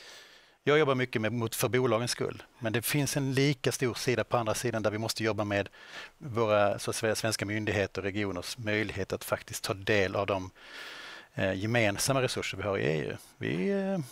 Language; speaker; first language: Swedish; native; Swedish